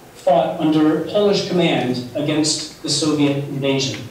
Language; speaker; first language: English; native; English